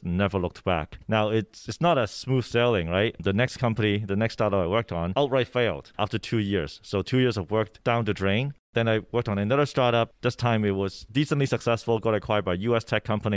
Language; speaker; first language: English; early bilingual, other home language; Cantonese